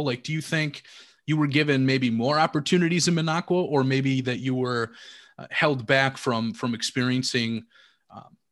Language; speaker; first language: English; native; English